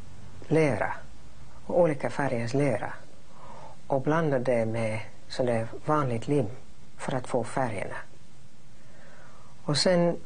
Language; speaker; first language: Swedish; non-native, fluent; English